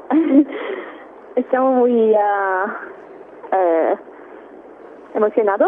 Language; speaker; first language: Spanish; non-native, learner; English